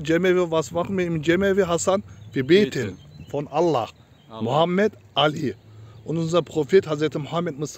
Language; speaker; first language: German; non-native, learner; Turkish